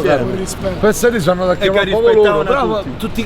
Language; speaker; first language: Italian; native; Italian